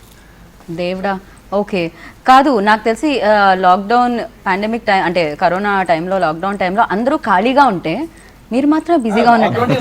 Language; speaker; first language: Telugu; native; Telugu